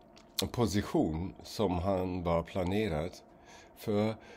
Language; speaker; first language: Swedish; non-native, fluent; German